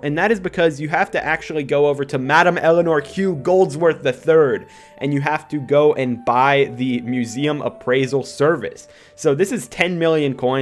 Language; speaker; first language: English; native; English